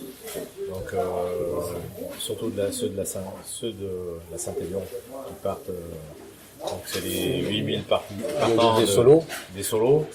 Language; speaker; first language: French; native; French